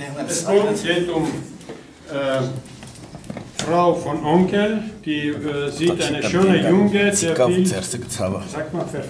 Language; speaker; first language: German; non-native, learner; Armenian